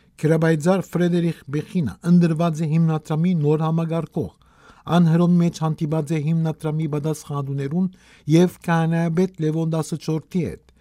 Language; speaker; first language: Armenian; early bilingual, heritage; Armenian